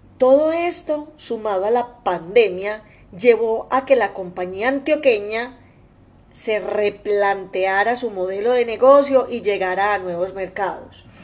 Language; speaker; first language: Spanish; native; Spanish